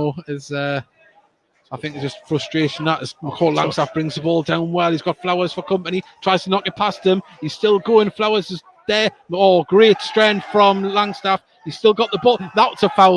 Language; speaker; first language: English; native; English